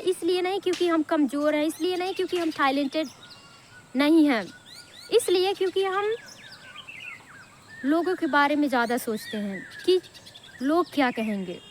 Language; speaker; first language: Hindi; non-native, local second language; Bhojpuri